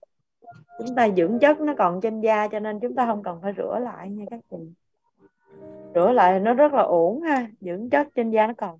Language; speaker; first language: Vietnamese; native; Vietnamese